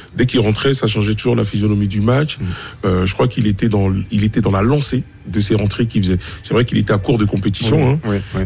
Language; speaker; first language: French; native; French